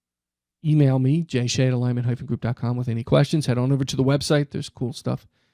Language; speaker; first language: English; native; English